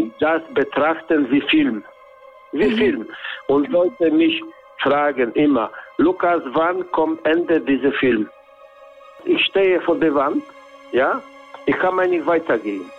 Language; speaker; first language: German; non-native, learner; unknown